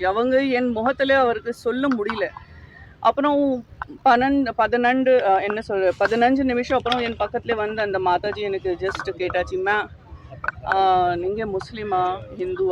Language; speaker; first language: Tamil; non-native, learner; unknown